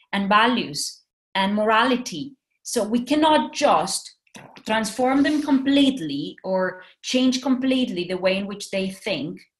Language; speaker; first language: English; non-native, fluent; Spanish